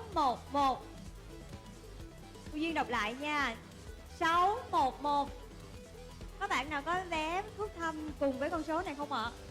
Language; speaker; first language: Vietnamese; native; Vietnamese